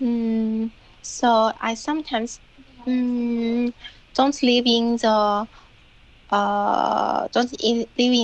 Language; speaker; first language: English; non-native, learner; Chinese